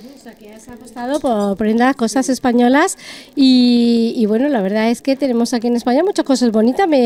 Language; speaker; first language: Spanish; native; Spanish